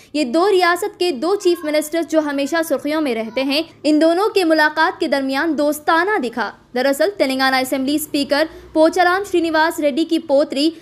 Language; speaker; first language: Urdu; native; Urdu